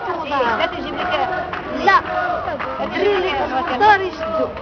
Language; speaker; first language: Arabic; native; Arabic